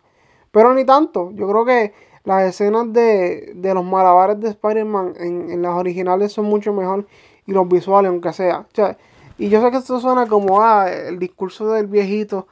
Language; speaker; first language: Spanish; native; Spanish